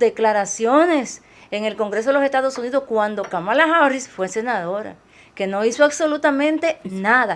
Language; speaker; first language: Spanish; native; Spanish